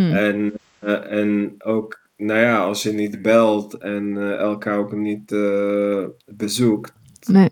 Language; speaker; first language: Dutch; non-native, fluent; Slovak